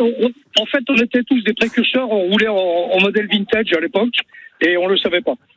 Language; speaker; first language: French; native; French